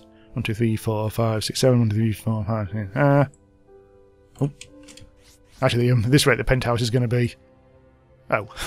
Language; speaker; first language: English; native; English